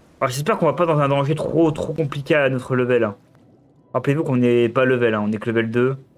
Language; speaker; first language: French; native; French